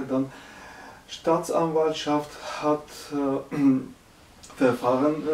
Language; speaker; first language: German; non-native, learner; Bulgarian